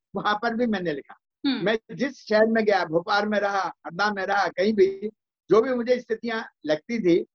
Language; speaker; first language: Hindi; native; Hindi